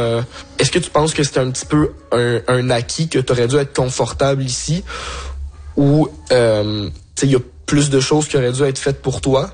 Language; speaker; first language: French; native; French